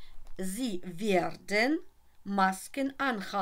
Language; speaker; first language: German; non-native, fluent; Russian